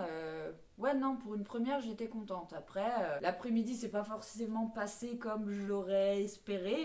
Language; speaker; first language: French; native; French